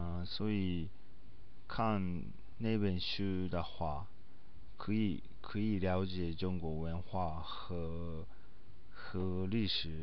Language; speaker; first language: Chinese; non-native, learner; Japanese